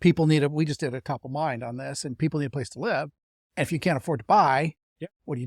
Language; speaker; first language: English; native; English